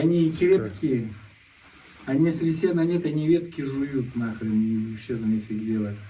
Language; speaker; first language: Russian; native; Russian